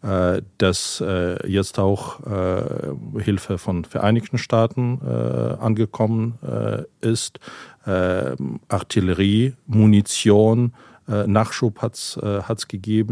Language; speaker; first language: German; non-native, fluent; Ukrainian